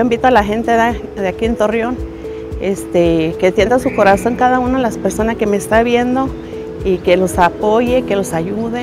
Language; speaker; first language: Spanish; non-native, local second language; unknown